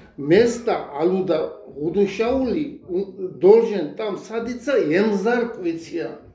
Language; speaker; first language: Russian; non-native, local second language; Georgian